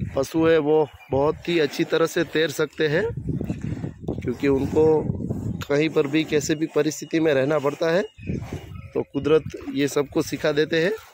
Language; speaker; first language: Hindi; non-native, local second language; Gujarati